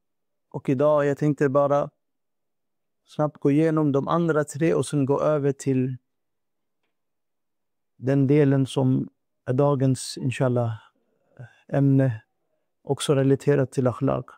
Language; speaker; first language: Swedish; non-native, fluent; Urdu